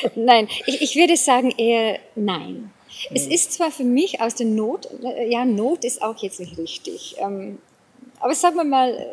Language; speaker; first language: German; non-native, fluent; English